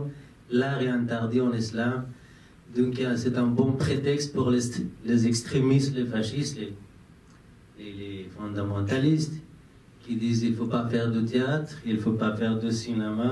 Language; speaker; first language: French; non-native, fluent; Persian